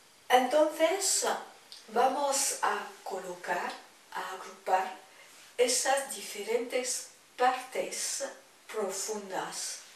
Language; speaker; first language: Spanish; non-native, fluent; French